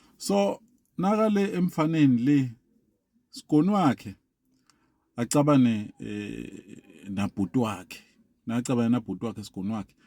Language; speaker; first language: Zulu; non-native, local second language; Swati